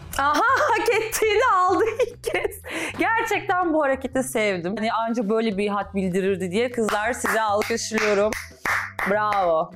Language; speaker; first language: Turkish; non-native, fluent; Russian